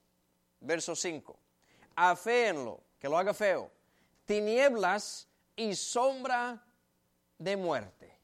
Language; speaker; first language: Spanish; native; Spanish